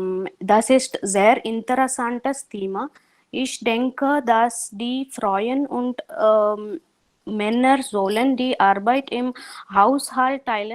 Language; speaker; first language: German; non-native, learner; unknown